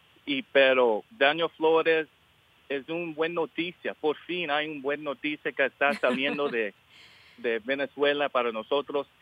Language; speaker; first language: Spanish; early bilingual, heritage; English